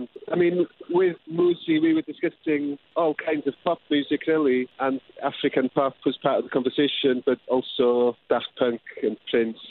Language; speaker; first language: English; non-native, local second language; Welsh